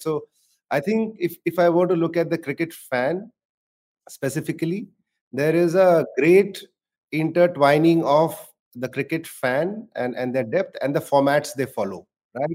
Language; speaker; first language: English; non-native, local second language; Hindi